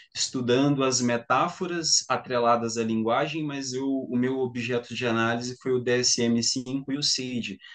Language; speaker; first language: Portuguese; native; Portuguese